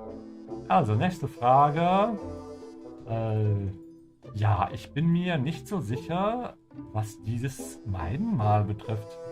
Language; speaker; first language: German; non-native, fluent; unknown